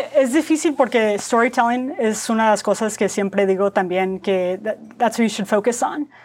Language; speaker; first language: Spanish; early bilingual, heritage; Spanish